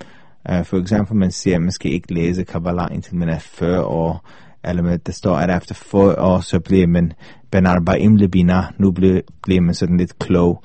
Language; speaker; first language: Danish; non-native, fluent; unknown